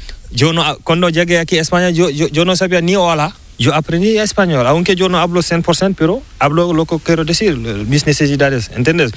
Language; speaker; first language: Spanish; non-native, learner; Fula